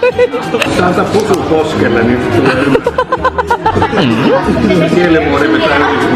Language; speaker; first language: Finnish; native; Finnish